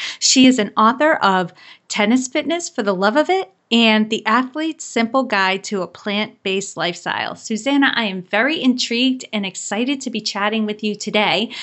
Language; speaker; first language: English; native; English